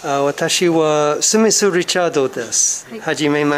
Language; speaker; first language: Japanese; non-native, learner; English